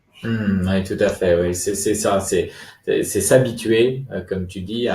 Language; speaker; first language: French; native; French